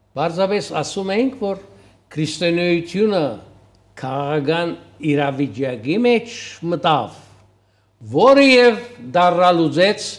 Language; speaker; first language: Armenian; early bilingual, heritage; Armenian